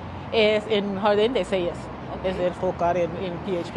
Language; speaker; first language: Spanish; non-native, learner; English